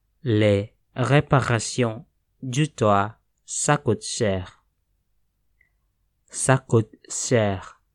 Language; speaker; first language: French; non-native, fluent; Indonesian